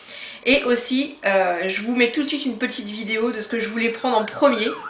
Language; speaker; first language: French; native; French